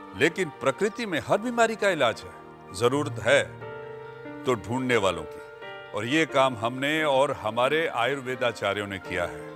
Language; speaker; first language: Hindi; native; Hindi